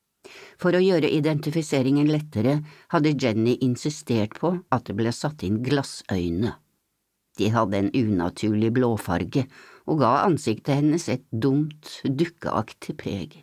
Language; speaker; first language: Norwegian; native; Norwegian